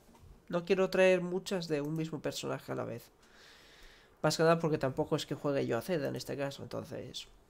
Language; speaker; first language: Spanish; native; Spanish